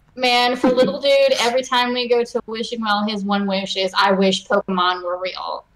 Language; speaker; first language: English; native; English